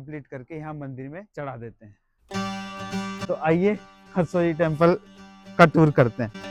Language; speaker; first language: Hindi; native; Hindi